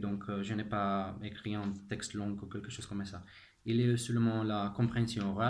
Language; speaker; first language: French; non-native, fluent; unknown